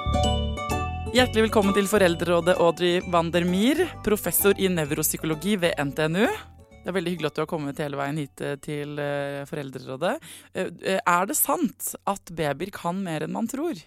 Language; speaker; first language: Norwegian; native; Norwegian